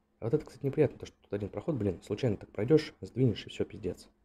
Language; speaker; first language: Russian; native; Russian